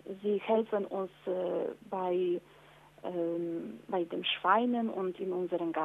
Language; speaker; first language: German; non-native, learner; Polish